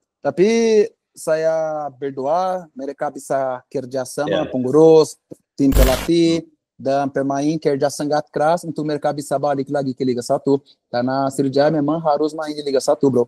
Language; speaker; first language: Indonesian; non-native, fluent; Portuguese